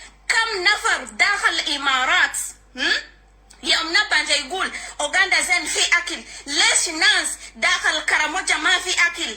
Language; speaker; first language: Arabic; non-native, learner; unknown